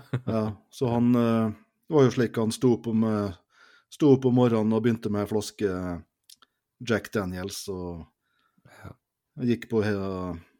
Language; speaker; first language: Norwegian; native; Norwegian